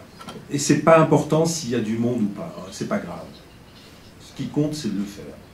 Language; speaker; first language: French; native; French